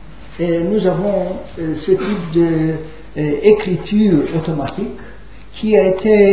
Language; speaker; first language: French; non-native, fluent; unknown